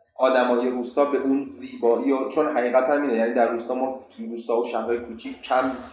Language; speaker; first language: Persian; native; Persian